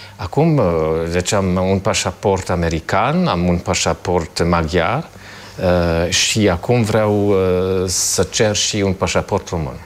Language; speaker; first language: Romanian; non-native, fluent; German